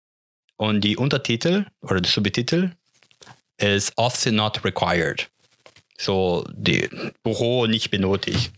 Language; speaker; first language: German; non-native, learner; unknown